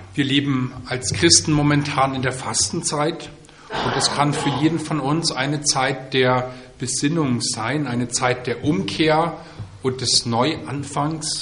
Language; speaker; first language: German; native; German